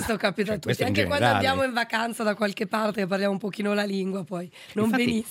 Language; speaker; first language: Italian; native; Italian